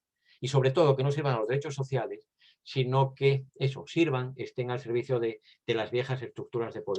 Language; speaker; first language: Spanish; native; Spanish